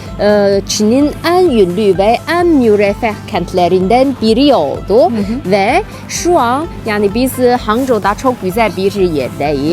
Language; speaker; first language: Turkish; non-native, fluent; Chinese